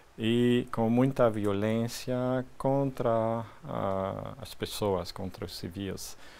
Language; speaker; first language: Portuguese; non-native, fluent; French